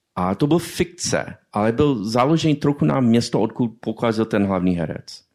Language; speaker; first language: Czech; non-native, fluent; English